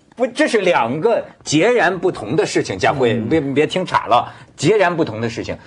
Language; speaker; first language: Chinese; native; Chinese